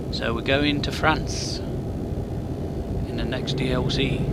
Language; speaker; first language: English; native; English